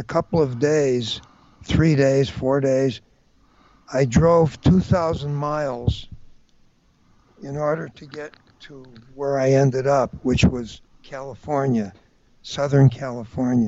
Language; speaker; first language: English; native; English